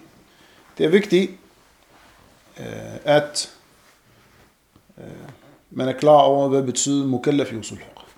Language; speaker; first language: Danish; non-native, fluent; Arabic